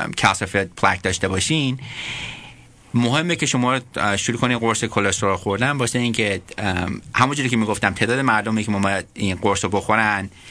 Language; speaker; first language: Persian; early bilingual, heritage; Persian